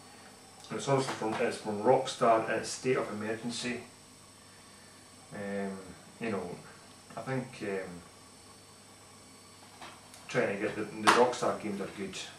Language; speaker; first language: English; native; English